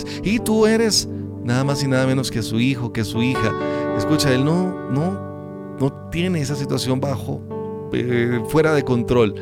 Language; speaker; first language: Spanish; native; Spanish